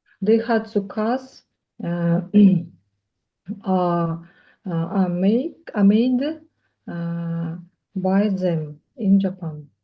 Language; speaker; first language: English; non-native, learner; Russian